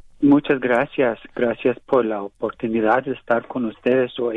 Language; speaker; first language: Spanish; early bilingual, heritage; English